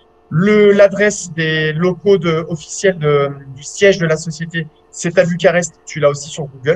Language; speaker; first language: French; native; French